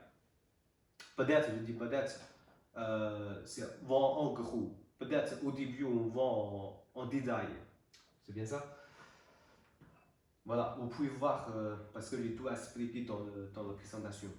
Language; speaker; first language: French; non-native, learner; Chinese